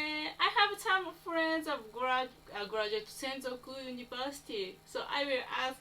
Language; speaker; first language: English; non-native, learner; Japanese